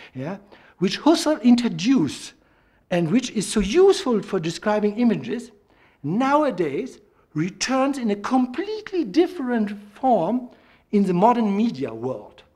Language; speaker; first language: English; non-native, fluent; German